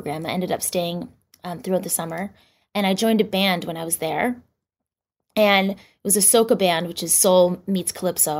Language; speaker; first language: English; native; English